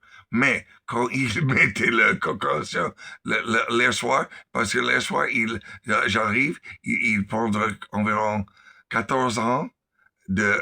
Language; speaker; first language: French; non-native, learner; English